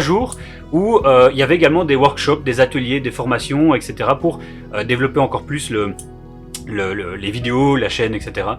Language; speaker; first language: French; native; French